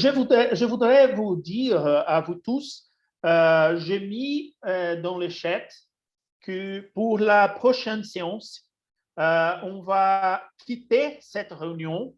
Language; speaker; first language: French; non-native, fluent; Portuguese